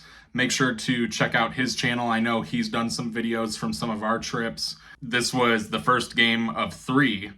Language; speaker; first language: English; native; English